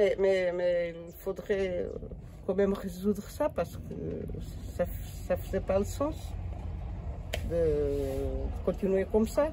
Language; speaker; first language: French; non-native, learner; Portuguese